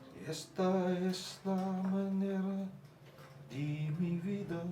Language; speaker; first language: Spanish; non-native, learner; English